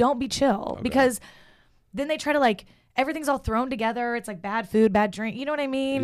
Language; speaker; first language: English; native; English